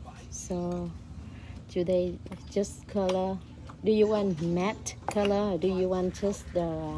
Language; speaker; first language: English; non-native, learner; Vietnamese